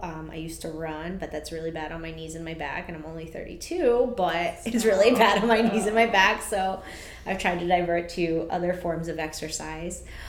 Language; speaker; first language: English; early bilingual, other home language; Spanish